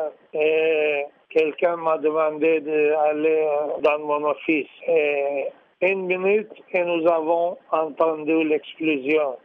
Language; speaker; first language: French; non-native, learner; Arabic